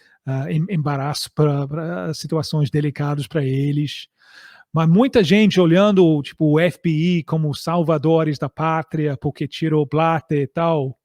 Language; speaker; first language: Portuguese; non-native, fluent; English